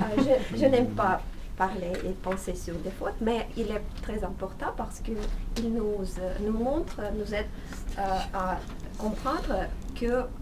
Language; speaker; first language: French; non-native, fluent; Russian